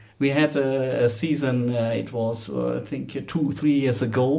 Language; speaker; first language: English; non-native, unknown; German